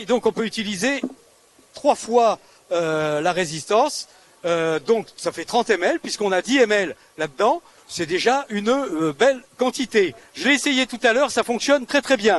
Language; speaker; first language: French; native; French